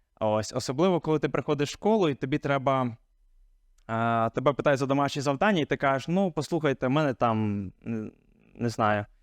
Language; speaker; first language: Ukrainian; non-native, local second language; Hungarian